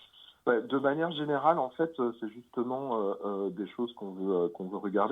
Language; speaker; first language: French; native; French